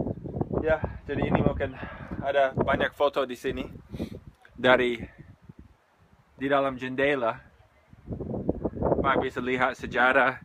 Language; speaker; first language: Indonesian; non-native, fluent; English